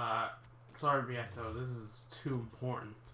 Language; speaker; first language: English; native; English